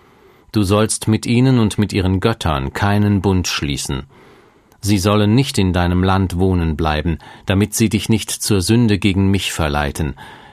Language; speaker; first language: German; native; German